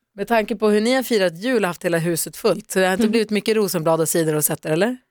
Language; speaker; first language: Swedish; native; Swedish